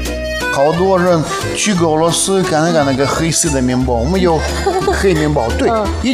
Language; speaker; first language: Chinese; non-native, learner; Russian